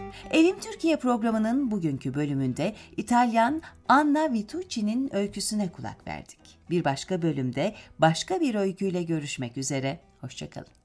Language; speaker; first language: Turkish; native; Turkish